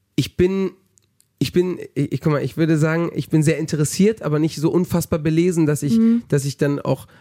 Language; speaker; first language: German; early bilingual, heritage; German